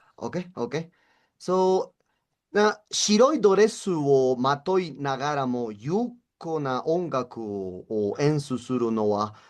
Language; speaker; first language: Japanese; non-native, learner; Spanish